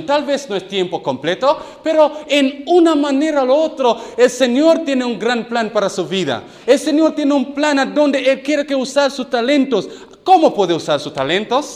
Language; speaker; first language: Spanish; non-native, learner; English